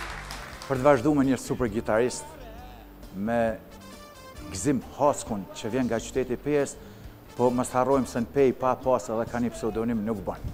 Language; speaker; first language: Albanian; native; Albanian